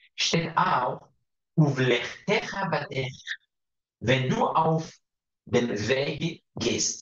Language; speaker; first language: German; non-native, fluent; Hebrew